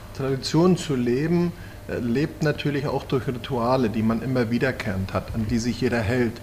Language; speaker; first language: German; native; German